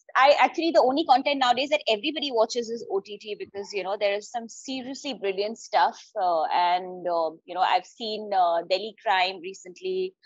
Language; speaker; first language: English; non-native, local second language; Hindi